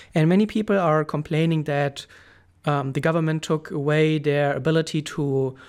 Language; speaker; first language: English; non-native, fluent; German